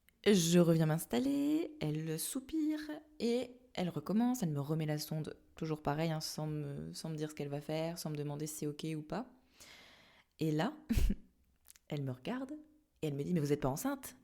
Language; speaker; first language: French; native; French